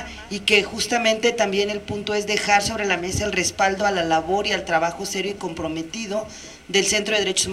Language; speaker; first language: Spanish; native; Spanish